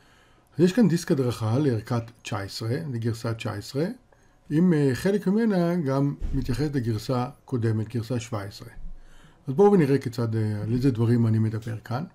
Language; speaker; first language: Hebrew; native; Hebrew